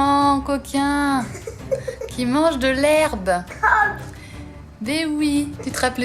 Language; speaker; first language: French; native; French